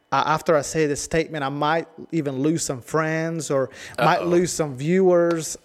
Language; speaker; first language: English; non-native, fluent; Spanish